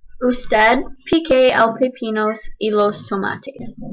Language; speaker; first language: Spanish; non-native, learner; English